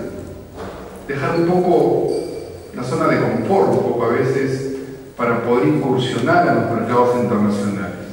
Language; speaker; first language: Spanish; native; Spanish